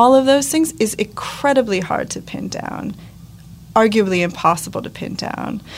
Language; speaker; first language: English; native; English